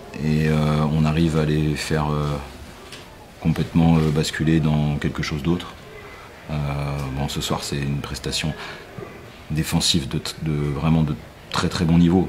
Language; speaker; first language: French; native; French